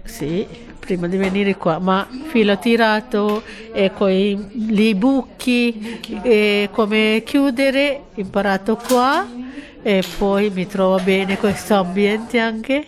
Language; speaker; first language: Italian; non-native, learner; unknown